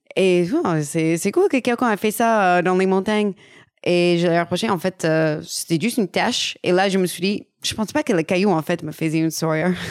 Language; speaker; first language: French; non-native, fluent; English